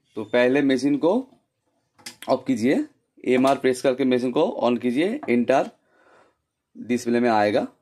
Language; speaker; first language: Hindi; non-native, local second language; Bangla